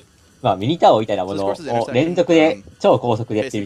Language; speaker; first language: Japanese; native; Japanese